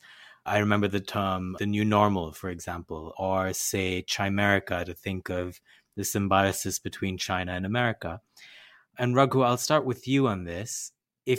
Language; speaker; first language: English; non-native, local second language; Hindi